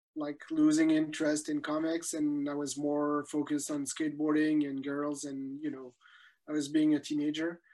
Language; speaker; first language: English; non-native, fluent; French